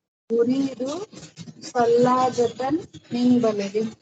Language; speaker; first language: Arabic; non-native, learner; Tamil